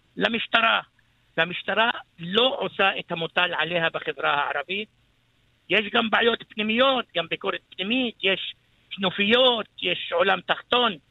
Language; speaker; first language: Hebrew; non-native, local second language; Arabic